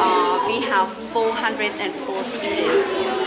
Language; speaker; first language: English; non-native, learner; Thai